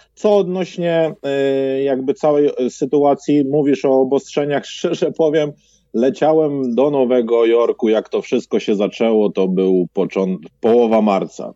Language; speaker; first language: Polish; native; Polish